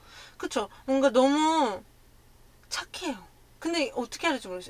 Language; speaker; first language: Korean; native; Korean